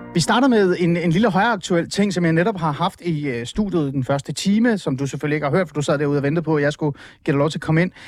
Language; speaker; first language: Danish; early bilingual, other home language; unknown